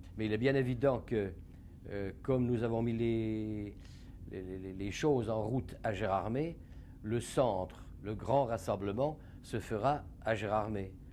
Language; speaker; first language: French; native; French